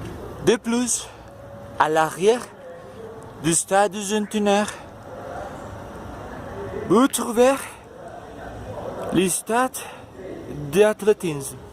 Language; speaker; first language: French; non-native, learner; Spanish